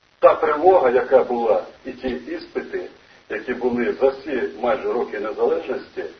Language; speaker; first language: Ukrainian; non-native, local second language; Russian